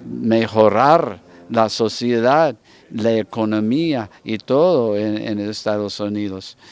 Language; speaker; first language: Spanish; non-native, fluent; English